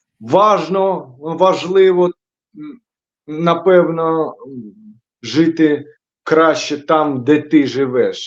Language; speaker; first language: Ukrainian; non-native, local second language; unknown